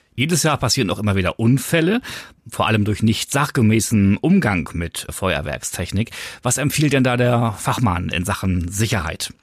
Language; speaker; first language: German; native; German